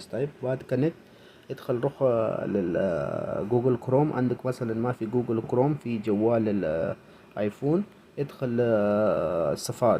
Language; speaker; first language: Arabic; non-native, learner; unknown